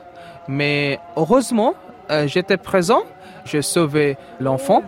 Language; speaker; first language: French; non-native, fluent; Bangla